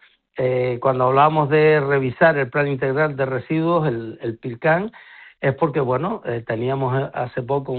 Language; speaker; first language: Spanish; native; Spanish